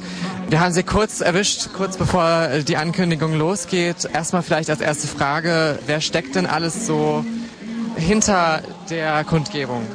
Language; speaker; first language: German; native; German